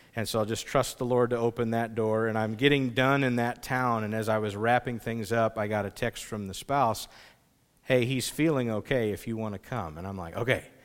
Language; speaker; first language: English; native; English